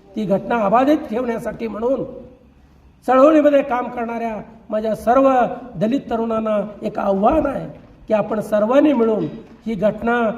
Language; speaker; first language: Marathi; native; Marathi